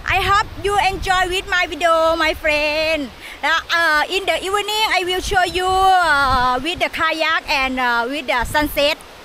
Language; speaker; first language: English; non-native, learner; Thai